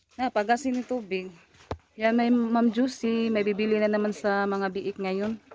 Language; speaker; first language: Filipino; non-native, local second language; Cebuano